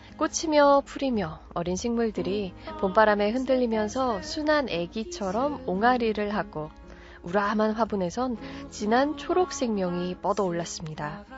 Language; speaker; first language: Korean; native; Korean